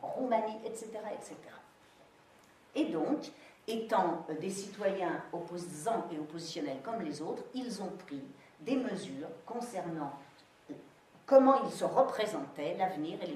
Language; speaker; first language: French; native; French